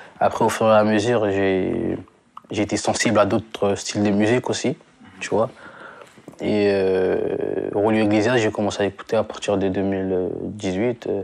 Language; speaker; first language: French; non-native, local second language; Lingala